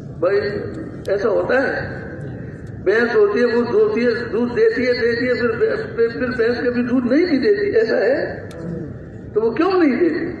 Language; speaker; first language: Urdu; non-native, local second language; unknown